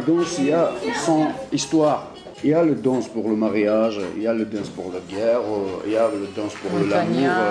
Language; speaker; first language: French; non-native, learner; Georgian